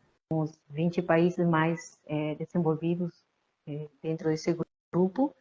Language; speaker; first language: Portuguese; non-native, fluent; Spanish